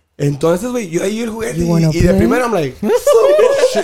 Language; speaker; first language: Spanish; early bilingual, heritage; Spanish